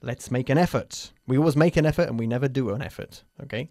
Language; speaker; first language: English; native; English